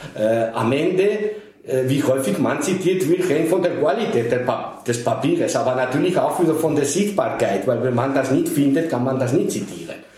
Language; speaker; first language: German; non-native, fluent; Spanish